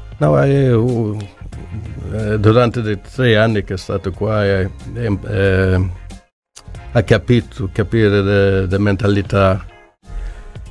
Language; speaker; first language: Italian; non-native, learner; Swedish